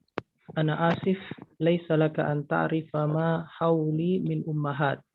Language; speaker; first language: Arabic; non-native, learner; Indonesian